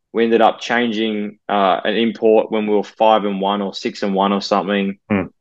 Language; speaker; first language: English; native; English